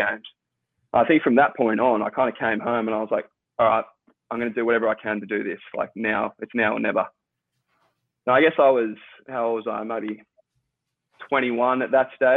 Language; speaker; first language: English; native; English